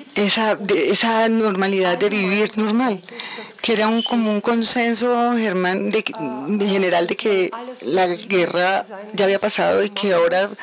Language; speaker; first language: Spanish; non-native, fluent; Ukrainian